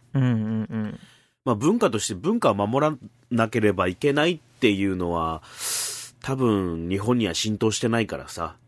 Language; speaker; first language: Japanese; native; Japanese